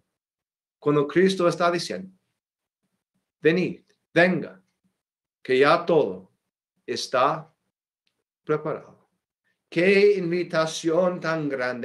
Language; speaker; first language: Spanish; non-native, fluent; English